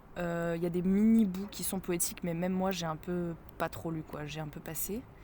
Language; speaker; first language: French; native; French